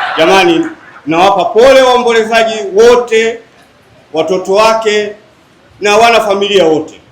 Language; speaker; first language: Swahili; native; Swahili